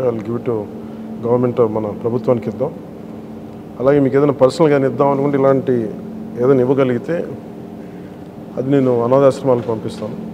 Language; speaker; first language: Telugu; native; Telugu